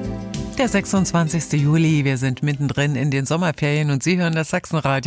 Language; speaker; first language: German; native; German